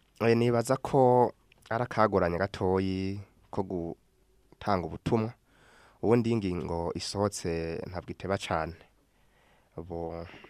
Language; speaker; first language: Kinyarwanda; native; Kinyarwanda